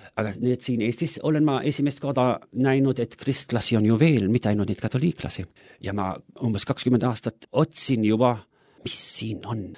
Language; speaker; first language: Estonian; non-native, fluent; German